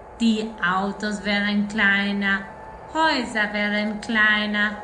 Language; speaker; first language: German; non-native, fluent; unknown